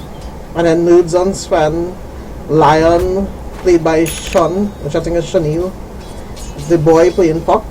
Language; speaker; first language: English; native; English